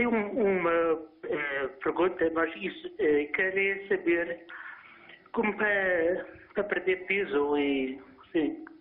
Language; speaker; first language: Portuguese; early bilingual, heritage; Portuguese